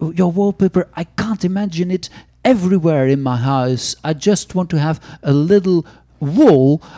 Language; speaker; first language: English; non-native, fluent; Dutch